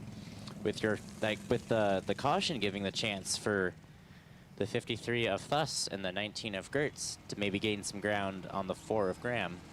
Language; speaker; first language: English; native; English